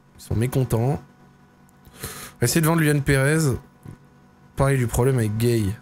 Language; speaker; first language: French; native; French